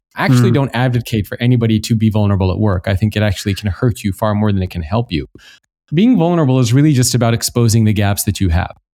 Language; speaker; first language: English; native; English